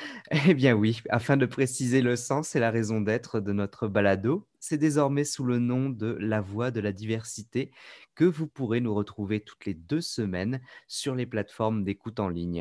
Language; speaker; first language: French; native; French